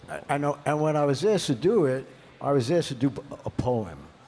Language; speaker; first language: English; native; English